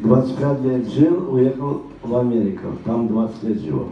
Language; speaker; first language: Russian; non-native, local second language; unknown